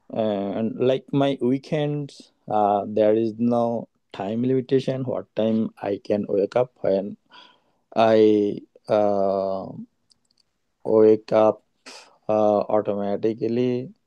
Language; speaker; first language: English; non-native, learner; Bangla